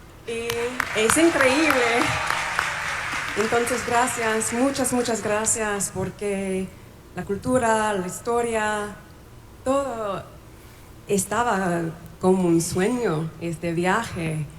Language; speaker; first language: Spanish; non-native, learner; English